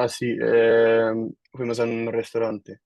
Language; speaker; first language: Spanish; non-native, learner; Dutch